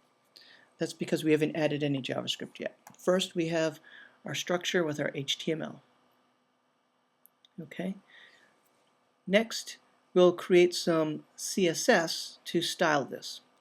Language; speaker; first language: English; native; English